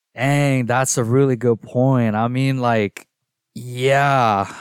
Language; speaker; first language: English; non-native, local second language; Filipino